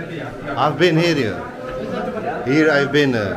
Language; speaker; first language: English; non-native, learner; Turkish